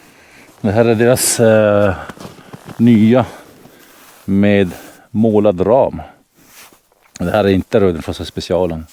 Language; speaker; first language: Swedish; native; Swedish